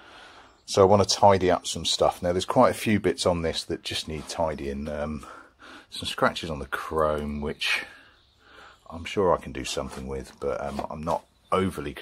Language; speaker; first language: English; native; English